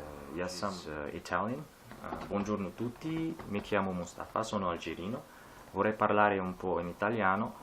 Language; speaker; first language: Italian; non-native, learner; Arabic